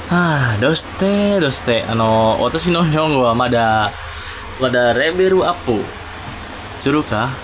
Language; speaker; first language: Japanese; non-native, learner; Indonesian